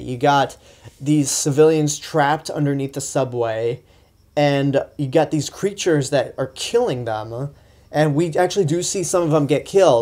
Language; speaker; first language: English; native; English